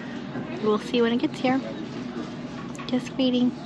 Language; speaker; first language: English; native; English